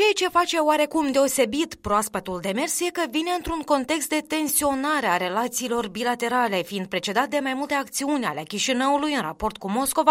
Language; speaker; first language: Romanian; native; Romanian